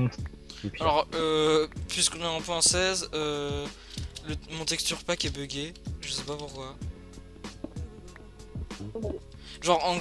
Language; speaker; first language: French; native; French